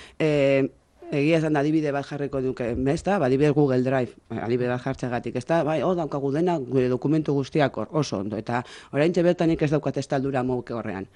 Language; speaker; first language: Basque; non-native, local second language; Spanish